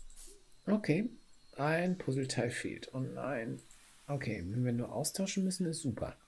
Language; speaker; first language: German; native; German